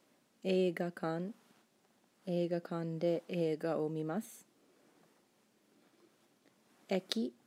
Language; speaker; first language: Japanese; non-native, fluent; English